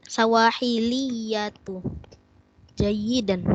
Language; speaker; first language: Arabic; non-native, learner; Indonesian